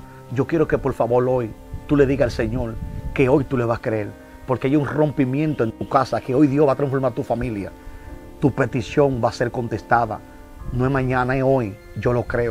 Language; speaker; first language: Spanish; native; Spanish